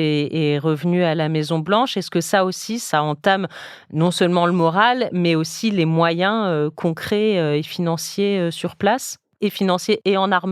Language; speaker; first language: French; native; French